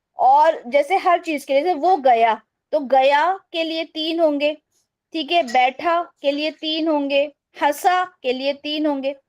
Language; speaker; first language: Urdu; native; Urdu